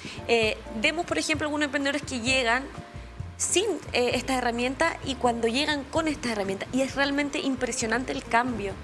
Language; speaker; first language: Spanish; native; Spanish